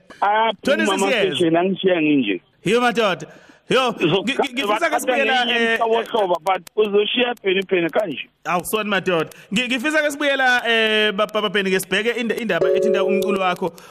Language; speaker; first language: Zulu; non-native, local second language; Tsonga